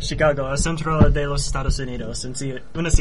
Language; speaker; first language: Spanish; non-native, learner; English